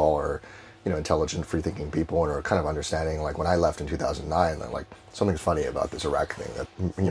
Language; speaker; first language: English; native; English